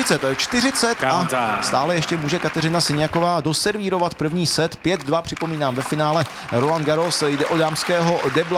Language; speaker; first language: Czech; native; Czech